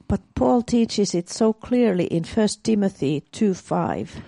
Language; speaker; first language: English; non-native, fluent; Finnish